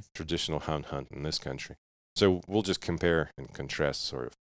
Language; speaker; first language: English; non-native, fluent; Russian